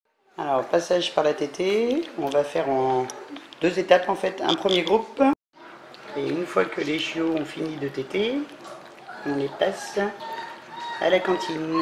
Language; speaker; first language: French; native; French